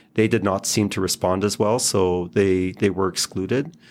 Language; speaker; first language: English; non-native, fluent; Hebrew